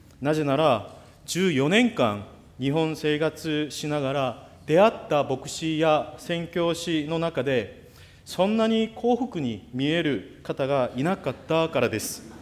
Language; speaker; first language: Japanese; non-native, fluent; Korean